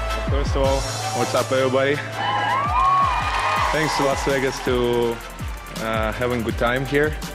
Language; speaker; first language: English; non-native, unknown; Russian